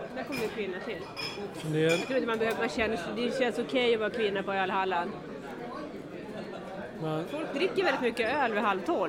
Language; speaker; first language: Swedish; native; Swedish